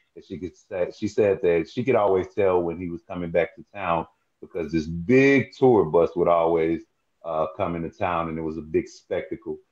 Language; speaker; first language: English; native; English